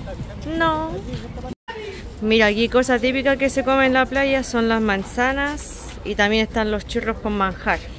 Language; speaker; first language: Spanish; native; Spanish